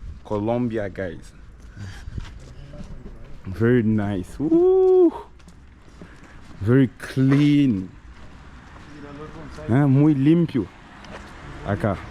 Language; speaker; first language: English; non-native, fluent; French